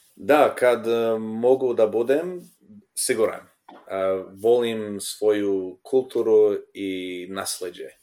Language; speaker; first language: Croatian; early bilingual, heritage; Serbian